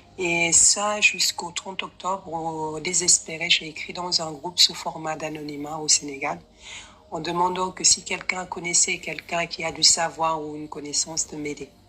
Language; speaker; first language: French; non-native, local second language; Wolof